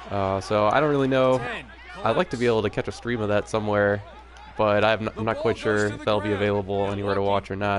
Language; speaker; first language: English; native; English